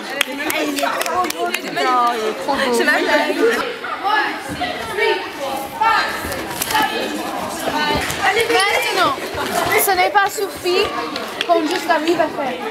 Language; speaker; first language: French; non-native, fluent; English